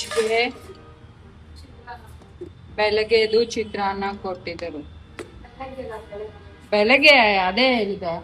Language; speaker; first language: Kannada; non-native, learner; Telugu